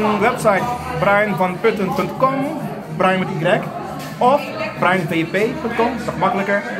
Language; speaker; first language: Dutch; non-native, local second language; Papiamento